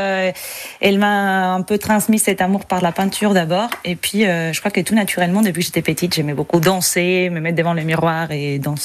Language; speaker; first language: French; non-native, fluent; Spanish